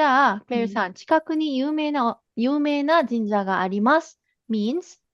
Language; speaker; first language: Japanese; non-native, fluent; Filipino